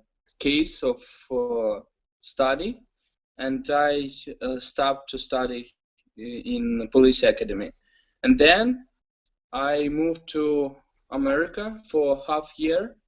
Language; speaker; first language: English; non-native, learner; Ukrainian